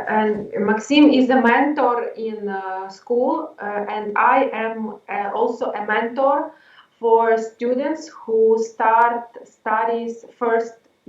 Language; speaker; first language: English; non-native, learner; Ukrainian